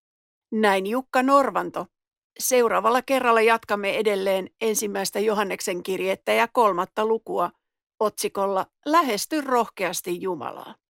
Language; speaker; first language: Finnish; native; Finnish